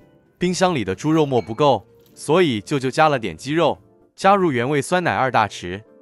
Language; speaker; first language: Chinese; native; Chinese